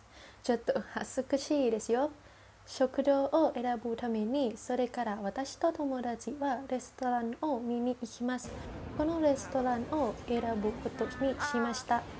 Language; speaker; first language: Japanese; non-native, learner; Thai